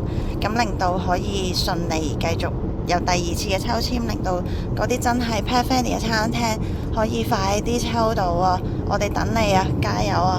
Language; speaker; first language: Cantonese; native; Cantonese